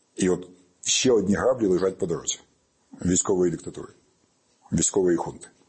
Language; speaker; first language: Ukrainian; native; Ukrainian